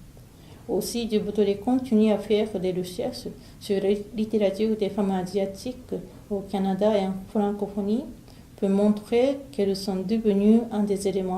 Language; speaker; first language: French; non-native, fluent; Japanese